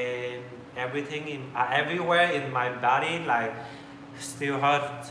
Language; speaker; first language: English; non-native, learner; Vietnamese